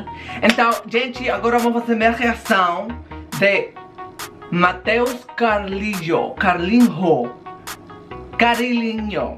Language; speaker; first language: Portuguese; non-native, learner; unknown